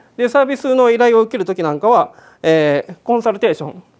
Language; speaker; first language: Japanese; native; Japanese